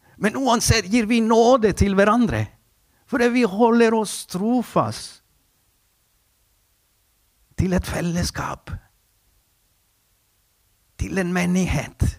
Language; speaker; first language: Norwegian; non-native, fluent; Spanish